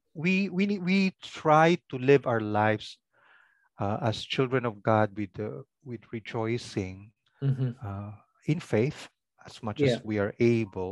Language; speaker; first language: English; non-native, local second language; Pangasinan